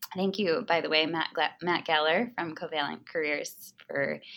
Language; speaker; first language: English; native; English